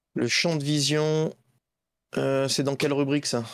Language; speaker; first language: French; native; French